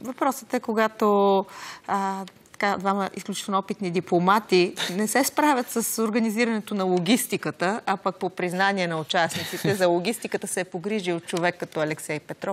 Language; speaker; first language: Bulgarian; native; Bulgarian